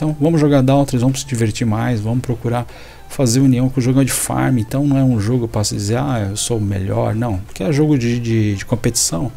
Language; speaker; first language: Portuguese; native; Portuguese